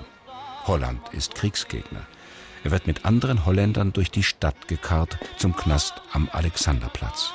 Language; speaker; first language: German; native; German